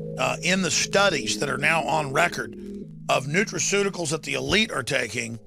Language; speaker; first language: English; native; English